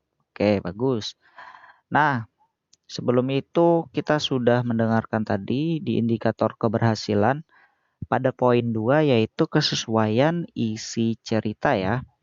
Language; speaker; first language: Indonesian; native; Indonesian